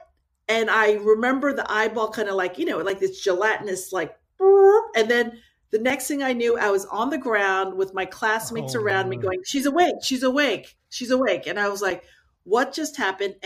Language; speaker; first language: English; native; English